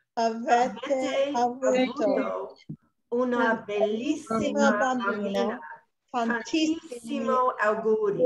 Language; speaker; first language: Italian; non-native, learner; English